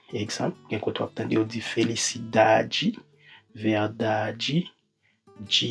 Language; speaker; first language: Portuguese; non-native, fluent; Haitian Creole